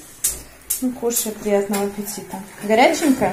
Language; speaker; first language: Russian; native; Russian